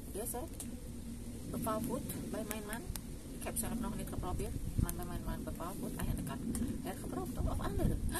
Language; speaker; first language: Dutch; non-native, learner; Indonesian